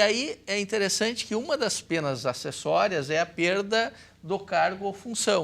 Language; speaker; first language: Portuguese; native; Portuguese